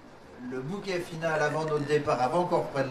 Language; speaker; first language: French; native; French